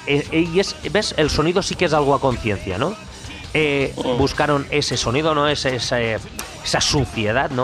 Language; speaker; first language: Spanish; native; Spanish